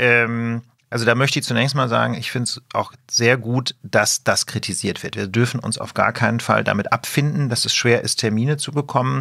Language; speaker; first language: German; native; German